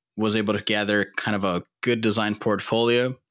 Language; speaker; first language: English; non-native, fluent; Portuguese